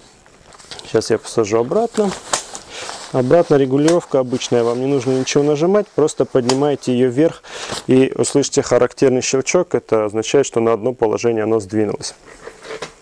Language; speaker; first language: Russian; native; Russian